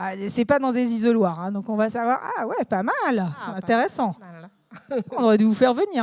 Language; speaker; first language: French; native; French